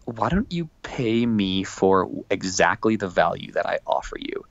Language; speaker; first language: English; native; English